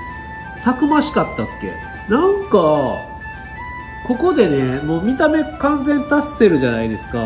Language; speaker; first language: Japanese; native; Japanese